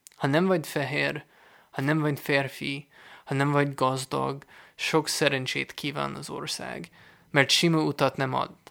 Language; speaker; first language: Hungarian; non-native, fluent; English